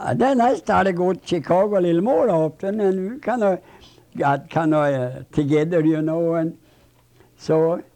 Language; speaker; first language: English; non-native, fluent; Swedish